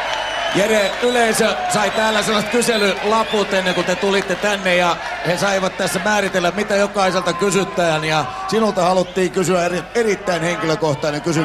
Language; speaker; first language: Finnish; native; Finnish